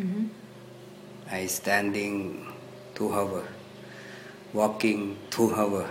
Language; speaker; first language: English; non-native, learner; Thai